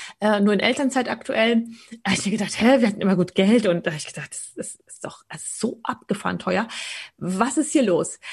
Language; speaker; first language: German; early bilingual, other home language; Polish